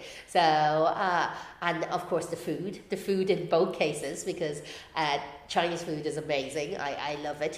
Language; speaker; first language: English; native; English